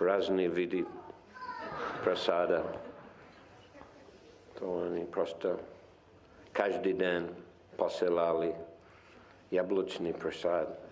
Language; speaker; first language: Russian; non-native, fluent; English